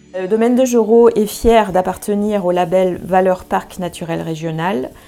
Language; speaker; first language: French; non-native, fluent; German